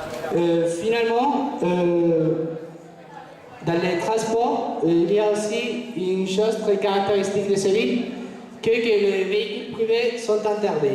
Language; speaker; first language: French; non-native, fluent; Spanish